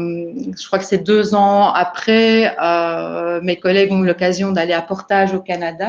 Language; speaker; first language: French; native; French